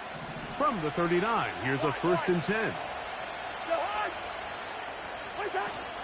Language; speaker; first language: English; native; English